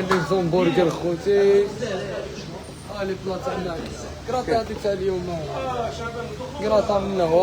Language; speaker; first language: Arabic; native; Arabic